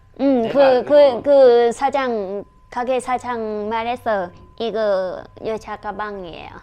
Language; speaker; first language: Korean; non-native, learner; Vietnamese